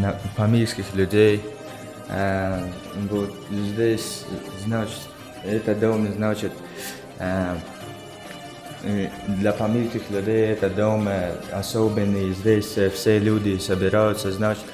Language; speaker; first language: Russian; non-native, local second language; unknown